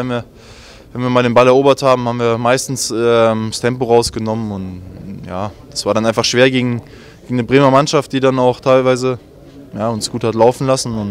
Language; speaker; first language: German; native; German